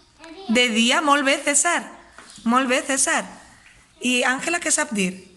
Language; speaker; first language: Catalan; native; Catalan